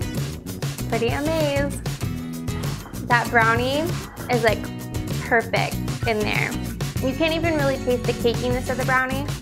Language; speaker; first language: English; native; English